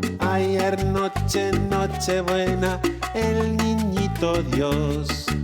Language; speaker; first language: Spanish; non-native, fluent; English